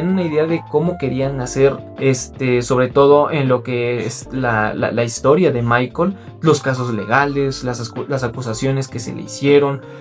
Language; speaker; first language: Spanish; native; Spanish